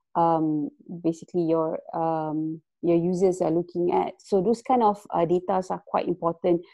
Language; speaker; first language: English; non-native, local second language; Malay